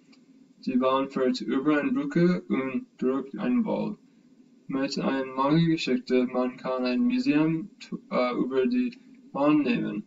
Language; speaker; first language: German; non-native, learner; English